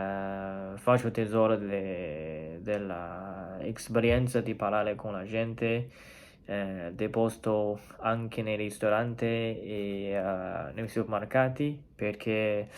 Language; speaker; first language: Italian; non-native, learner; Chinese